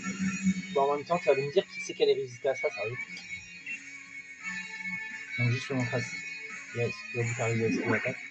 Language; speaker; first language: French; native; French